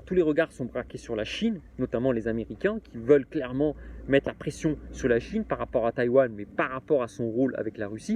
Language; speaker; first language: French; native; French